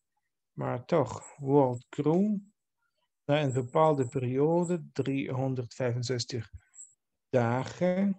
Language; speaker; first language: Dutch; non-native, fluent; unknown